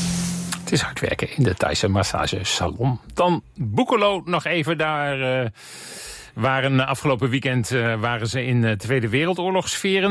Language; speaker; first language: Dutch; native; Dutch